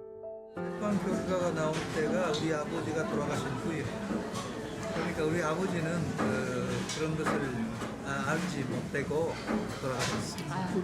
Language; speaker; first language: Korean; early bilingual, heritage; Japanese